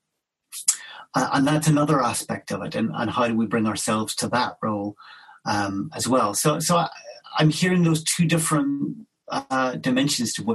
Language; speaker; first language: English; native; English